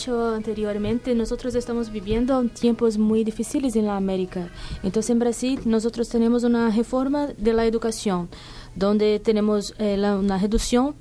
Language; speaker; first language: Spanish; non-native, fluent; Portuguese